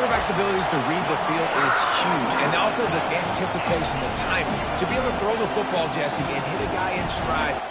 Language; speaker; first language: English; native; English